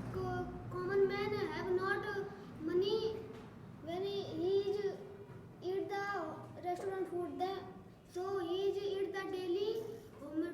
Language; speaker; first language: English; non-native, learner; Hindi